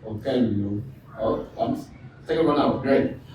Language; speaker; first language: English; non-native, fluent; Czech